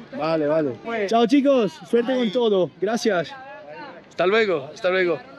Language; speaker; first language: Spanish; non-native, fluent; Italian